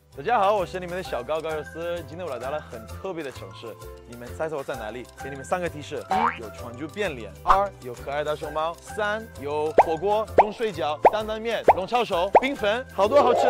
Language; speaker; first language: Chinese; non-native, fluent; English